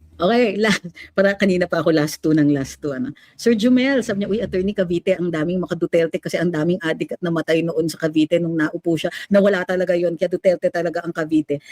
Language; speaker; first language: Filipino; native; Filipino